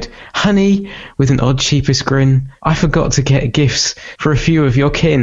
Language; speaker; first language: English; native; English